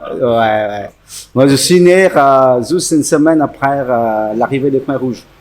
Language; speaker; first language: French; non-native, fluent; Khmer